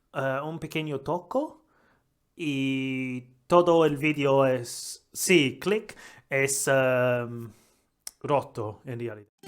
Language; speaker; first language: Spanish; non-native, learner; English